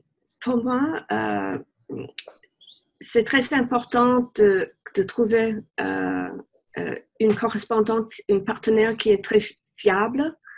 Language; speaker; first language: French; non-native, fluent; English